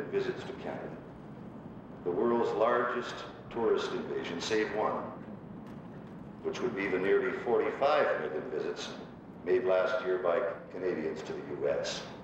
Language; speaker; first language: English; native; English